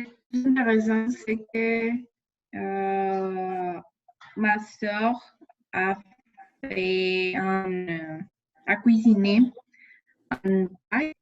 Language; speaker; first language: French; non-native, learner; Spanish